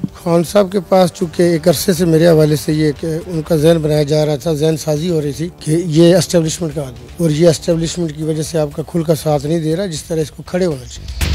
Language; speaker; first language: Urdu; non-native, local second language; Punjabi